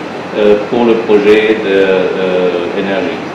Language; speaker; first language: French; non-native, learner; German